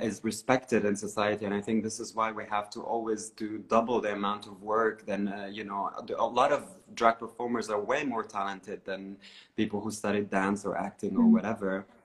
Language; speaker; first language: English; non-native, fluent; Arabic